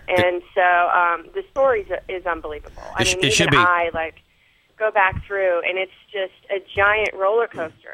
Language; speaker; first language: English; native; English